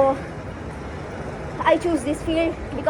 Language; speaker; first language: English; non-native, learner; Urdu